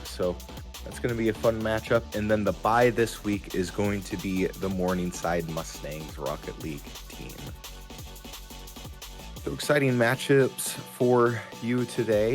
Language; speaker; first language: English; native; English